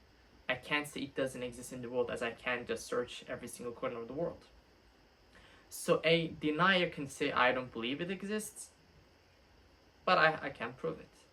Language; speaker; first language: English; non-native, fluent; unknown